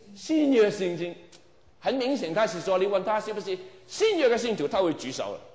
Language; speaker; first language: Chinese; non-native, local second language; Cantonese